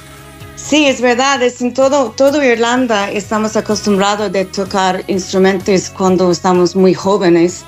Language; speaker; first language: Spanish; non-native, learner; English